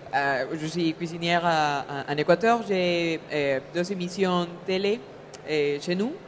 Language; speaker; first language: French; non-native, fluent; Spanish